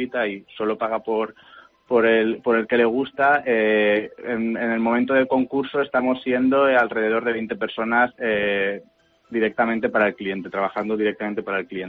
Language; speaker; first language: Spanish; native; Spanish